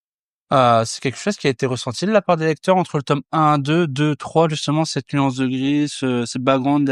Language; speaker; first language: French; native; French